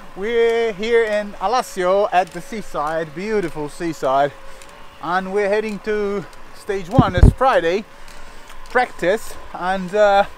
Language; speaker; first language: English; non-native, fluent; Italian